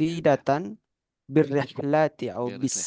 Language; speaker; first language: Arabic; non-native, fluent; Indonesian